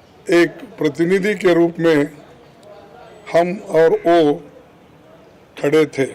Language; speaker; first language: Hindi; non-native, local second language; Kannada